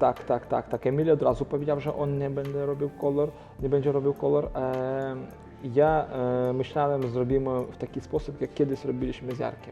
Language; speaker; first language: Polish; non-native, local second language; Ukrainian